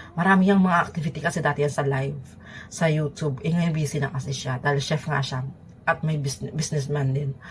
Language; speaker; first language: Filipino; native; Filipino